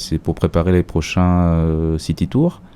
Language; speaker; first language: French; native; French